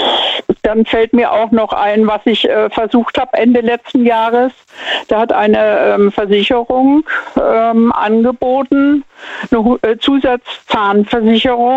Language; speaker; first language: German; native; German